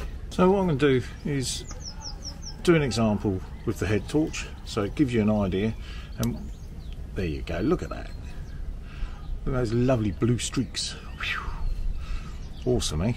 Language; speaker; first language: English; native; English